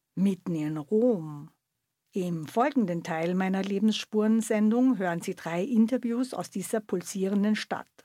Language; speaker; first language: German; native; German